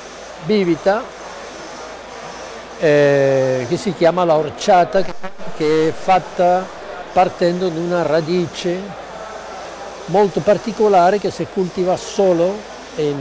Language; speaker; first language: Italian; non-native, learner; Spanish